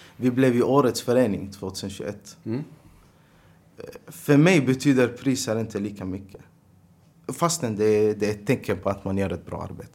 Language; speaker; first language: Swedish; early bilingual, other home language; Arabic